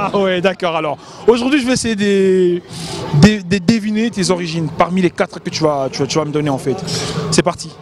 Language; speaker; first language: French; native; French